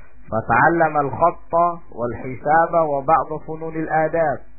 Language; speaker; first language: Arabic; non-native, fluent; Indonesian